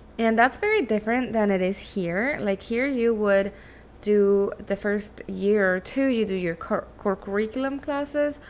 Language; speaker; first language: English; non-native, fluent; Spanish